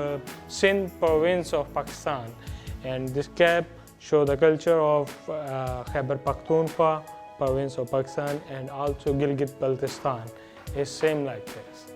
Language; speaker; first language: English; non-native, learner; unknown